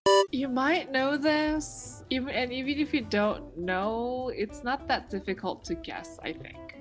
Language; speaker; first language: English; native; English